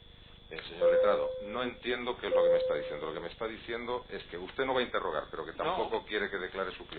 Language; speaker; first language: Spanish; native; Spanish